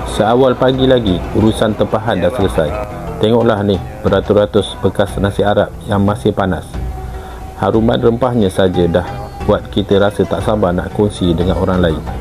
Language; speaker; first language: Malay; native; Malay